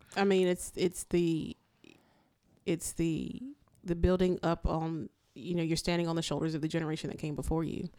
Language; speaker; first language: English; native; English